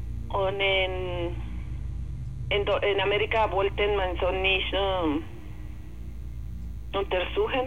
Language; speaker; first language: German; non-native, learner; Spanish